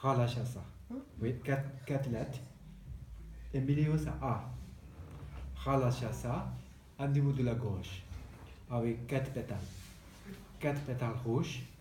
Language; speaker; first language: French; non-native, learner; Tibetan